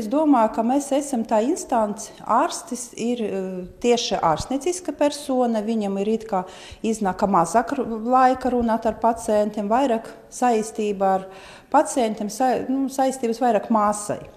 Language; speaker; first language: Latvian; non-native, local second language; Russian